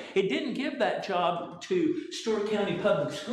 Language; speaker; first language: English; native; English